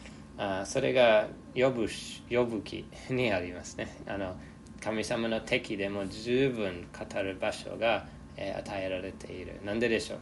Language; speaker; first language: Japanese; non-native, fluent; English